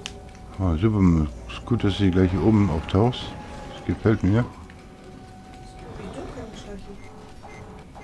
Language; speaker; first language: German; native; German